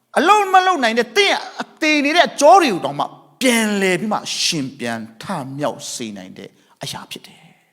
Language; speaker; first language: Burmese; non-native, local second language; Thado Chin